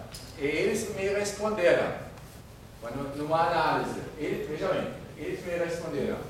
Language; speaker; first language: Portuguese; non-native, fluent; German